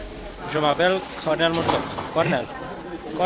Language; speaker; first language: French; non-native, learner; Romanian